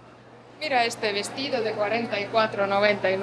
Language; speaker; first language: Spanish; non-native, fluent; Portuguese